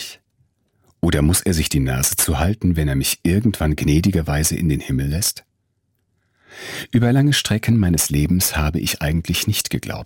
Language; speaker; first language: German; native; German